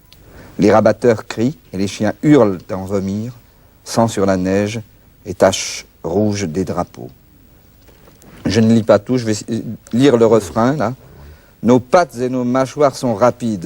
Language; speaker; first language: French; native; French